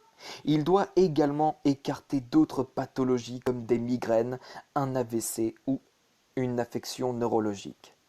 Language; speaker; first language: French; native; French